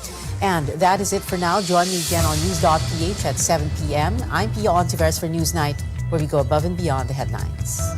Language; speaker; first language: English; non-native, local second language; Filipino